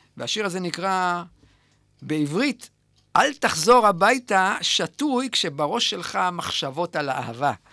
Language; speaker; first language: Hebrew; native; Hebrew